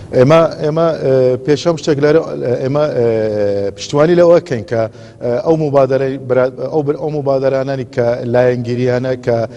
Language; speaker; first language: Central Kurdish; non-native, local second language; Azerbaijani